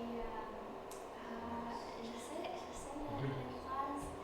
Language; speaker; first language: French; non-native, learner; English